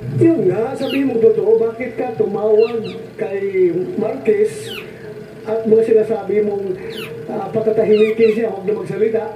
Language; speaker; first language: Filipino; non-native, local second language; Cebuano